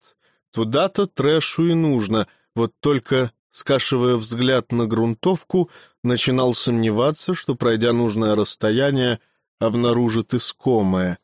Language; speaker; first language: Russian; native; Russian